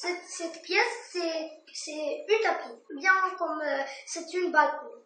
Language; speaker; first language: French; non-native, learner; Arabic